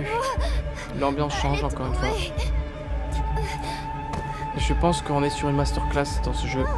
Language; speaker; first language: French; native; French